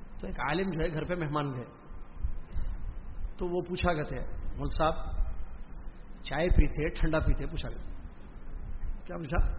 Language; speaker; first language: Urdu; native; Urdu